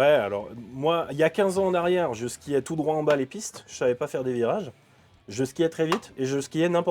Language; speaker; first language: French; native; French